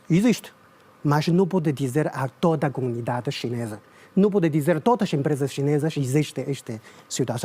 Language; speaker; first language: Portuguese; non-native, learner; Chinese